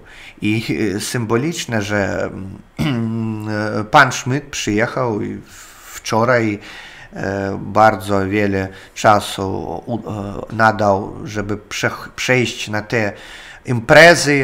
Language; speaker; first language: Polish; non-native, learner; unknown